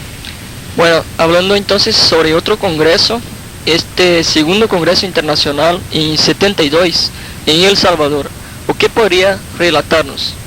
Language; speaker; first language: Spanish; non-native, fluent; Portuguese